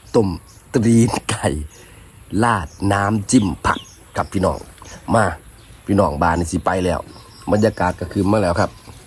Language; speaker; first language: Thai; native; Thai